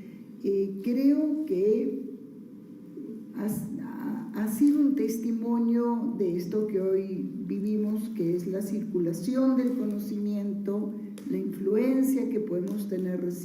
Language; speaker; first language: Spanish; native; Spanish